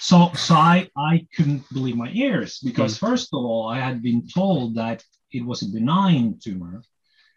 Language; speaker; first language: English; non-native, fluent; Norwegian